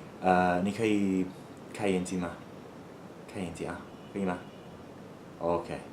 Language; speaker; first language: Chinese; non-native, learner; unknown